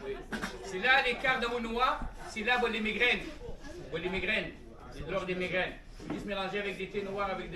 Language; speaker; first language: French; non-native, learner; Arabic